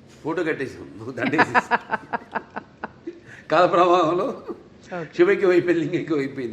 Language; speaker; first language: Telugu; native; Telugu